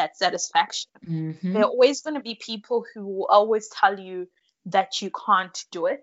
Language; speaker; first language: English; early bilingual, other home language; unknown